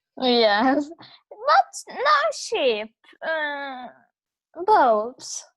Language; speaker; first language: English; non-native, learner; Turkish